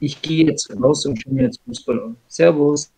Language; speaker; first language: German; native; German